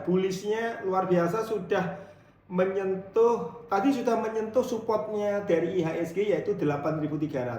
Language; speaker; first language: Indonesian; native; Indonesian